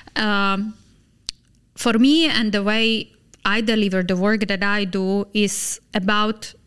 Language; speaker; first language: English; non-native, fluent; Slovak